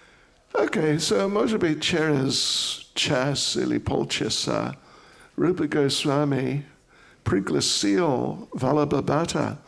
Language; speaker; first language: Russian; non-native, learner; English